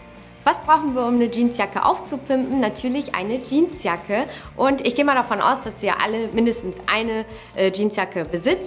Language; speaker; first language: German; native; German